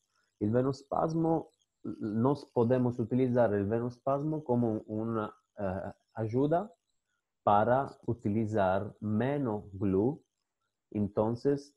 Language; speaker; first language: Spanish; non-native, fluent; Italian